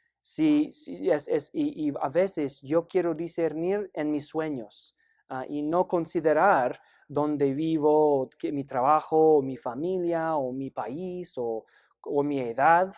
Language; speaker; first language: Spanish; non-native, fluent; English